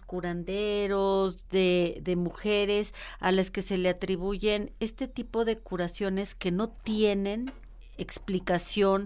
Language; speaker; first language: Spanish; native; Spanish